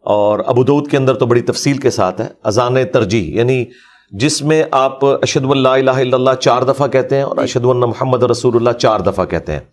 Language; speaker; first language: Urdu; non-native, local second language; Punjabi